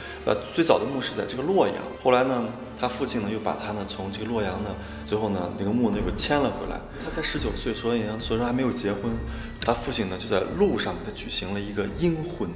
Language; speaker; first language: Chinese; native; Chinese